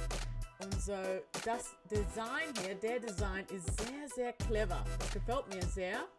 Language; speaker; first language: German; non-native, learner; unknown